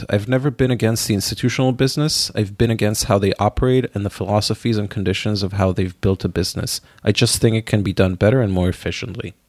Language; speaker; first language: English; non-native, fluent; Hebrew